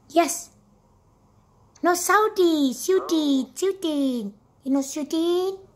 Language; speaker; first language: English; non-native, learner; Amharic